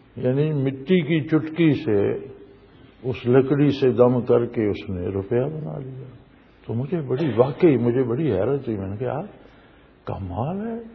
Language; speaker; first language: Urdu; non-native, local second language; Punjabi